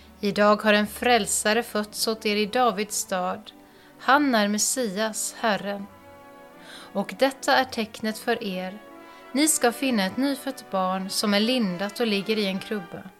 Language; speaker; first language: Swedish; native; Swedish